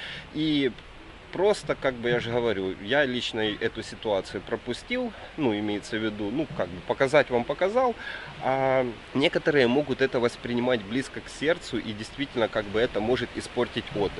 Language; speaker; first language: Russian; native; Russian